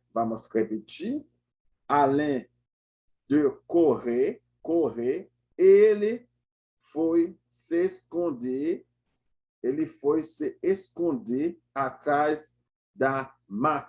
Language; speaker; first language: Portuguese; non-native, learner; Haitian Creole